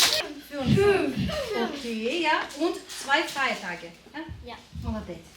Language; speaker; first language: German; non-native, fluent; Ukrainian